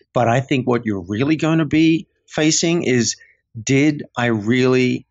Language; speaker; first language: English; native; English